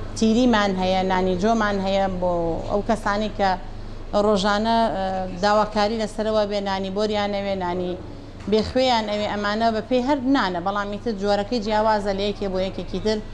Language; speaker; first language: Central Kurdish; native; Central Kurdish